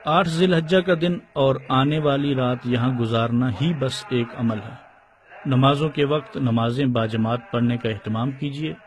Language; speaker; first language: Urdu; native; Urdu